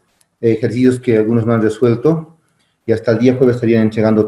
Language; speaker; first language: Spanish; native; Spanish